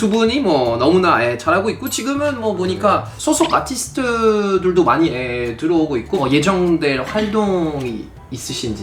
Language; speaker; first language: Korean; non-native, fluent; French